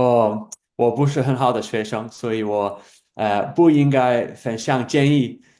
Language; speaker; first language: Chinese; non-native, fluent; English